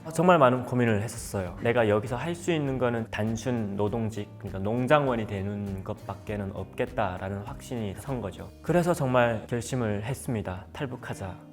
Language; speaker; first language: Korean; native; Korean